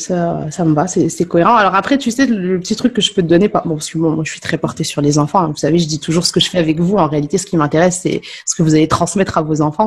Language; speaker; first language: French; native; French